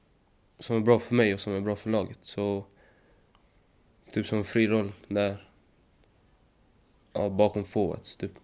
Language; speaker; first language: Swedish; native; Swedish